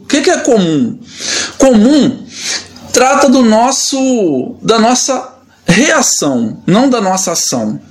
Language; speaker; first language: Portuguese; native; Portuguese